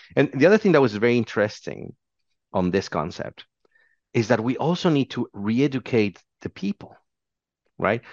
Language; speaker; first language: English; non-native, fluent; Spanish